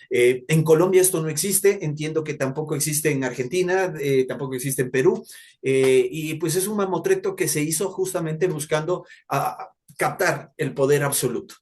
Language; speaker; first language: Spanish; native; Spanish